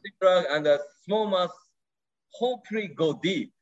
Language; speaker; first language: English; non-native, learner; Japanese